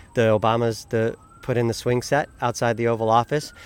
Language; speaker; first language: English; native; English